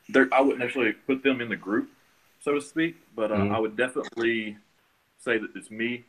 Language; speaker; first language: English; native; English